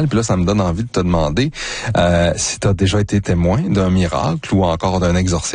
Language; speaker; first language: French; native; French